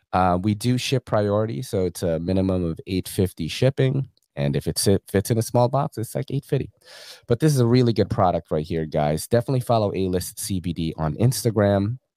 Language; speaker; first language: English; early bilingual, other home language; Filipino